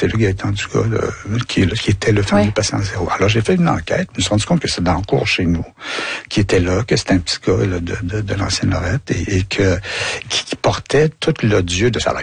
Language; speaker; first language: French; native; French